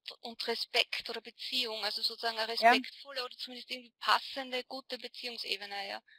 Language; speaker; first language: German; native; German